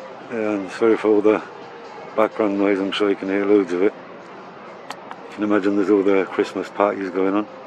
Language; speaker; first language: English; early bilingual, other home language; Spanish